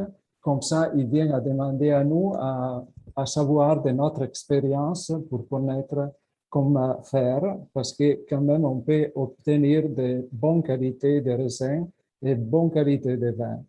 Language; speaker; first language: French; non-native, fluent; Italian